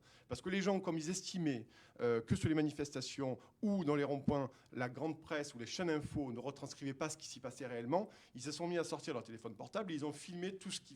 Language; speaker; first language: French; native; French